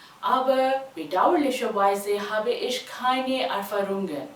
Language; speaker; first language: German; non-native, fluent; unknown